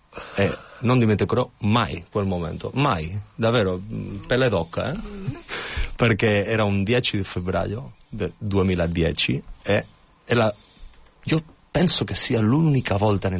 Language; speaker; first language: Italian; non-native, fluent; Catalan